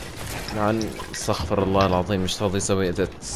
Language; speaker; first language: Arabic; native; Arabic